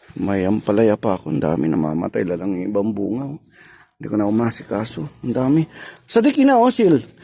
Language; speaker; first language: Filipino; native; Filipino